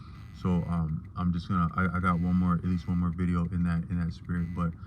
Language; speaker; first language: English; native; English